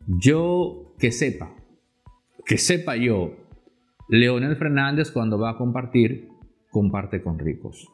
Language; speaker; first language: Spanish; native; Spanish